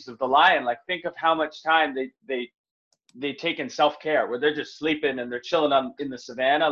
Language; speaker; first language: English; native; English